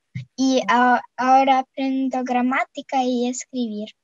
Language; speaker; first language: Spanish; non-native, fluent; Russian